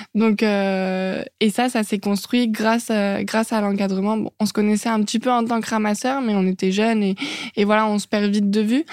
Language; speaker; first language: French; native; French